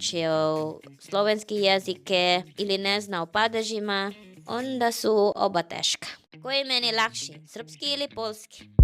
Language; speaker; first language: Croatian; non-native, fluent; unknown